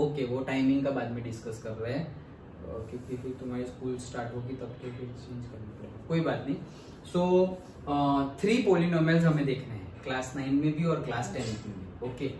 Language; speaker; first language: Hindi; non-native, local second language; Gujarati